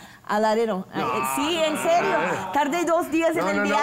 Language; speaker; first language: Spanish; non-native, fluent; English